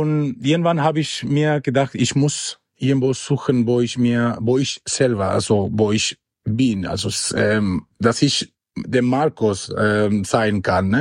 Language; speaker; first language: German; non-native, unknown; Spanish